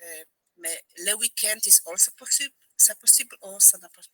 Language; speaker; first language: French; non-native, learner; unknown